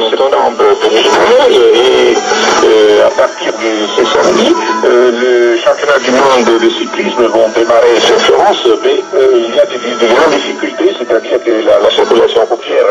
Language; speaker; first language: French; non-native, fluent; Italian